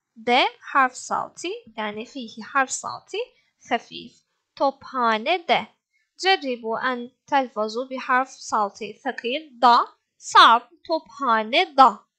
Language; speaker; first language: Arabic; non-native, fluent; Turkish